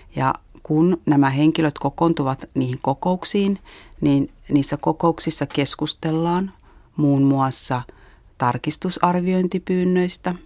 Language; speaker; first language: Finnish; native; Finnish